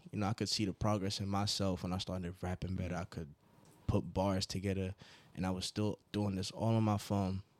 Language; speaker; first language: English; non-native, local second language; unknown